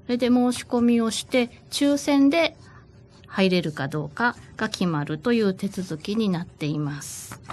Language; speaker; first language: Japanese; native; Japanese